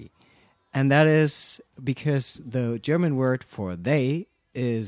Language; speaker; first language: English; non-native, fluent; German